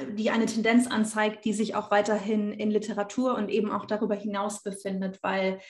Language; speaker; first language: German; native; German